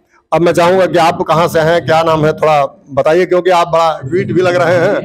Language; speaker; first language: Hindi; native; Hindi